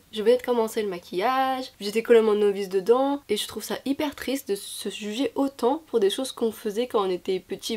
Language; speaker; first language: French; native; French